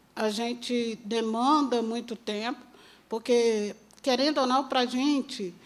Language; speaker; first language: Portuguese; native; Portuguese